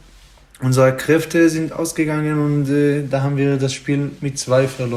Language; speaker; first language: German; non-native, fluent; Hebrew